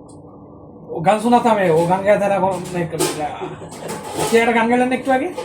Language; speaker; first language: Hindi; non-native, learner; Bangla